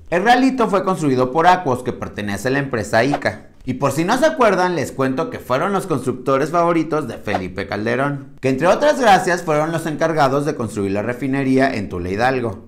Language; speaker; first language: Spanish; native; Spanish